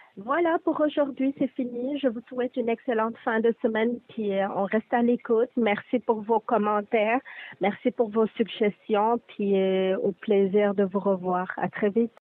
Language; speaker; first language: French; native; French